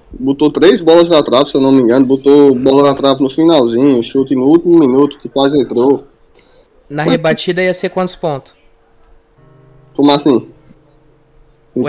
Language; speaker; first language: Portuguese; native; Portuguese